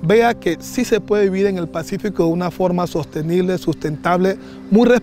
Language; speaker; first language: Spanish; native; Spanish